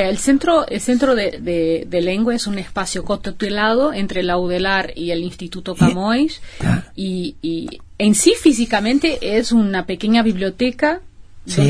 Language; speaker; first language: Spanish; non-native, fluent; Portuguese